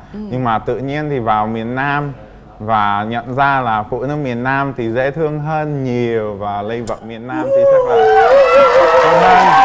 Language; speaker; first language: Vietnamese; non-native, fluent; Czech